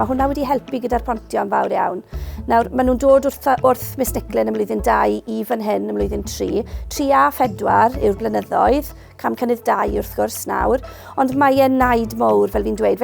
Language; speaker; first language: Welsh; native; Welsh